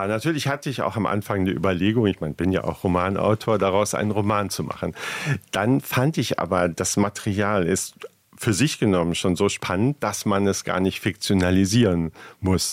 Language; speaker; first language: German; native; German